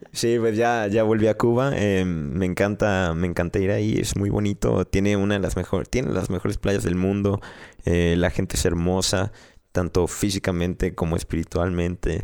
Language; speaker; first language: Spanish; native; Spanish